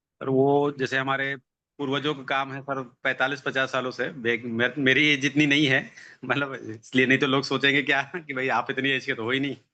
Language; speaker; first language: Hindi; native; Hindi